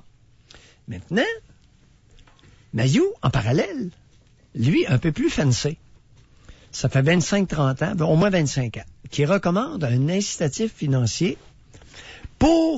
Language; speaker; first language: French; native; French